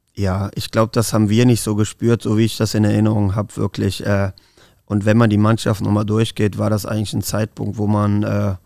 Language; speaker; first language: German; native; German